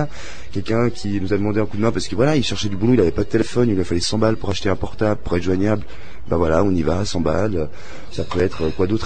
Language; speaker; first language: French; native; French